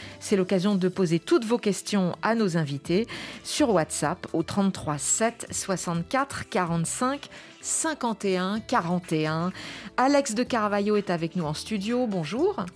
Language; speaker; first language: French; native; French